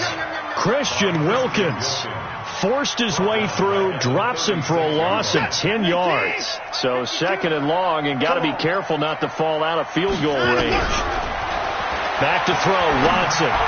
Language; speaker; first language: English; native; English